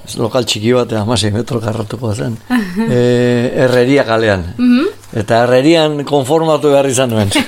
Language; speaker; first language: Basque; native; Basque